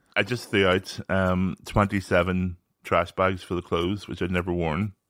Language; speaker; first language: English; native; English